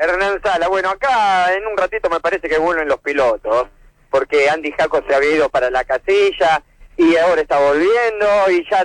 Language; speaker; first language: Spanish; native; Spanish